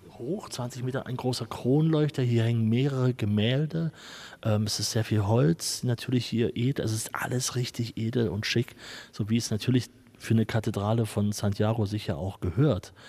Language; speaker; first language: German; native; German